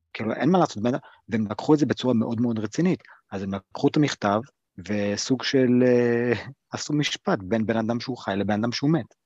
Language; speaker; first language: Hebrew; early bilingual, other home language; English